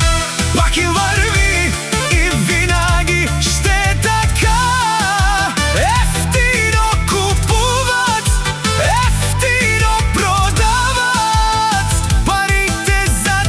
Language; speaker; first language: Bulgarian; non-native, local second language; Romany